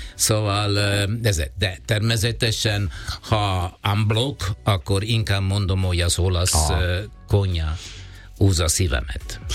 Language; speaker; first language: Hungarian; non-native, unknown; Italian